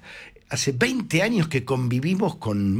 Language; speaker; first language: Spanish; native; Spanish